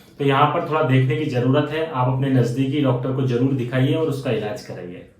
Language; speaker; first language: Hindi; native; Hindi